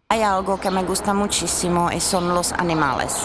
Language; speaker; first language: Spanish; non-native, learner; Czech